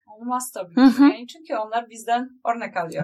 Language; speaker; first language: Turkish; non-native, learner; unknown